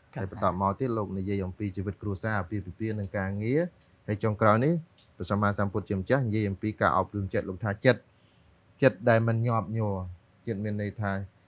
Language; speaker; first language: Khmer; native; Khmer